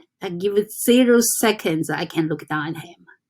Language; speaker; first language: English; non-native, fluent; Chinese